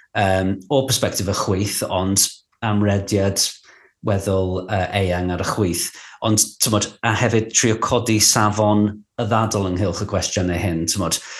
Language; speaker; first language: Welsh; non-native, local second language; English